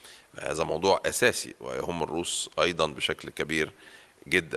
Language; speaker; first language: Arabic; native; Arabic